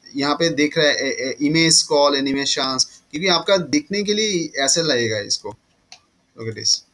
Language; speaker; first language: Hindi; non-native, local second language; Bangla